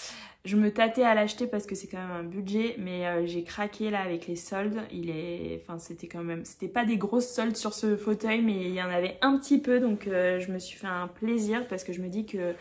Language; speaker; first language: French; native; French